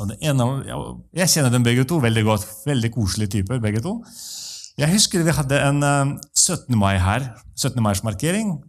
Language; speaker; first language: Norwegian; non-native, fluent; Russian